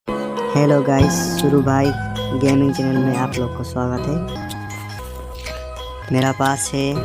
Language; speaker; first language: Hindi; non-native, local second language; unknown